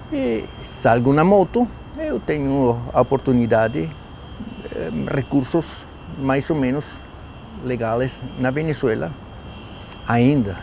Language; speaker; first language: Portuguese; non-native, learner; Spanish